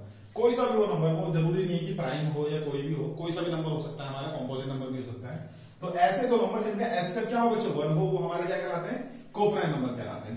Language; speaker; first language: Hindi; native; Hindi